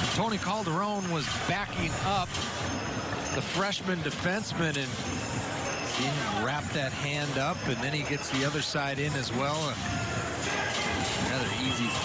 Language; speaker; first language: English; native; English